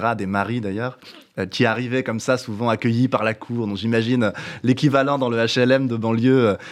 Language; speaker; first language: French; native; French